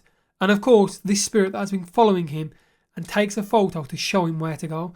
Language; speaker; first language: English; native; English